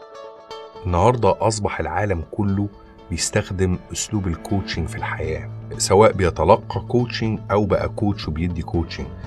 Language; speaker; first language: Arabic; native; Arabic